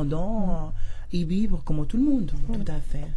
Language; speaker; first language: French; non-native, learner; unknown